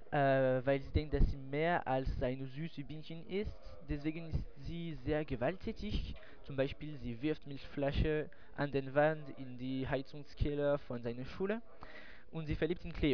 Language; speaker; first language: German; non-native, learner; French